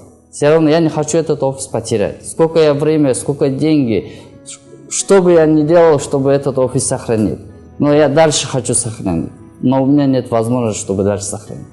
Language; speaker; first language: Russian; non-native, learner; Kyrgyz